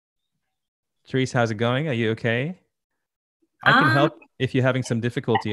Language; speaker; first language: English; native; English